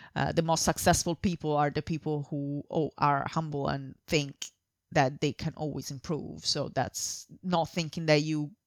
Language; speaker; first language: English; non-native, fluent; Italian